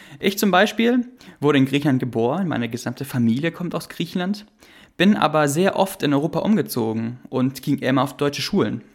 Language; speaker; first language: German; native; German